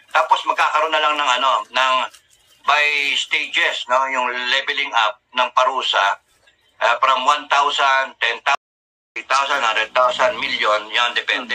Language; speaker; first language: Filipino; native; Filipino